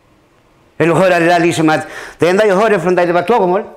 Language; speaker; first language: Swedish; non-native, fluent; Spanish